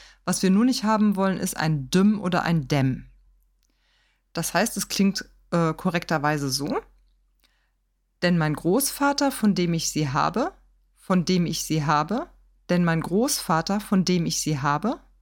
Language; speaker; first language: German; native; German